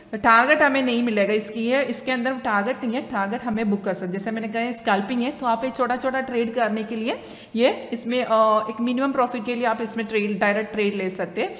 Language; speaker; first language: Hindi; non-native, local second language; Malayalam